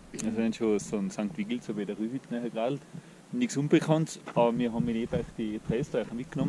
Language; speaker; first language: German; native; German